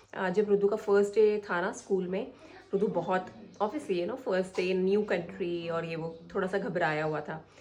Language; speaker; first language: Hindi; native; Hindi